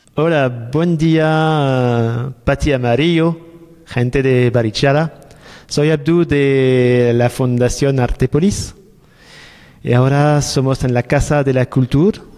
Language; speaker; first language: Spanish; non-native, learner; French